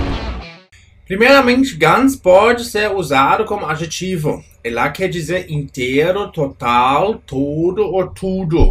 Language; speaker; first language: Portuguese; non-native, fluent; German